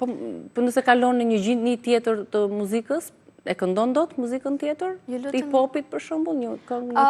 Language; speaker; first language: Albanian; native; Albanian